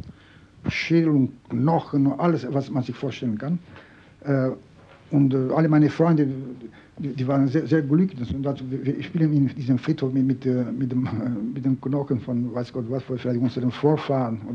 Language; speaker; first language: German; non-native, fluent; French